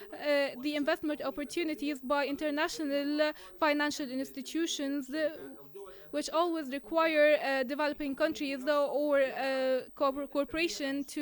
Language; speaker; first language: English; non-native, fluent; Arabic